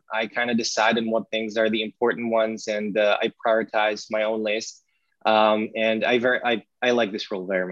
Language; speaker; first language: English; non-native, fluent; Czech